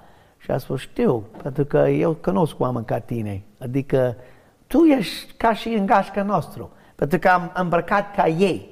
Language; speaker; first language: Romanian; non-native, learner; English